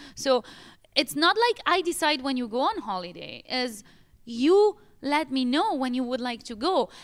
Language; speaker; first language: English; non-native, fluent; Italian